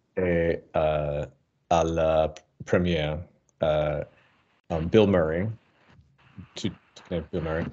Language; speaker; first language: French; non-native, learner; English